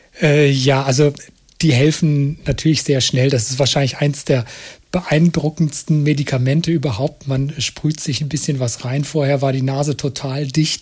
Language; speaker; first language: German; native; German